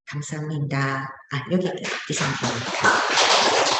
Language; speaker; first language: Korean; non-native, fluent; Japanese